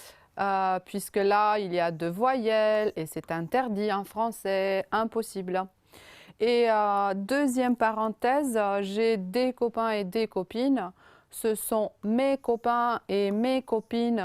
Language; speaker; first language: French; non-native, fluent; Romanian